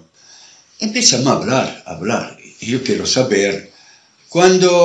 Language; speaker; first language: Spanish; non-native, learner; Italian